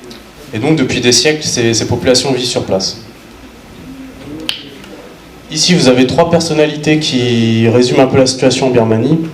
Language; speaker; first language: French; native; French